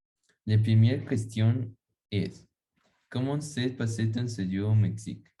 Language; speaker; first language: French; non-native, learner; Spanish